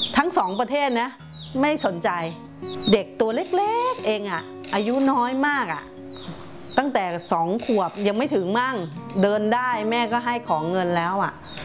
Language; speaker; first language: Thai; native; Thai